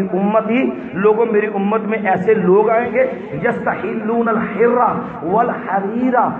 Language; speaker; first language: Urdu; non-native, local second language; Punjabi